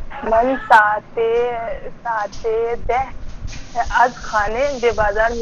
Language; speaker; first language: Persian; non-native, learner; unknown